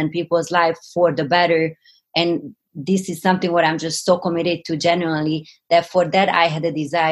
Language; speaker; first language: English; non-native, fluent; Hungarian